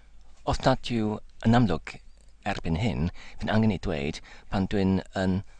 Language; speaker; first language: Welsh; non-native, learner; English